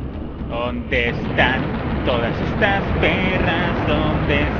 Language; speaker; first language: Spanish; native; Spanish